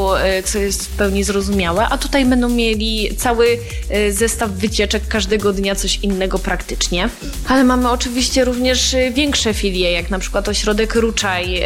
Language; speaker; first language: Polish; native; Polish